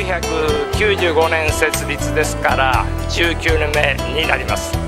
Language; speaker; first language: Japanese; native; Japanese